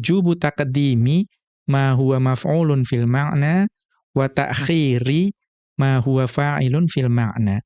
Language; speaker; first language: Arabic; non-native, fluent; Indonesian